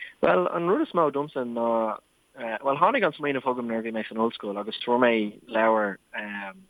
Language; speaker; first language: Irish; non-native, local second language; English